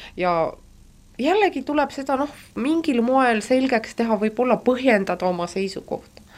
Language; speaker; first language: Estonian; non-native, local second language; Russian